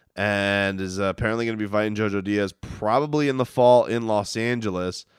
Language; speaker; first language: English; native; English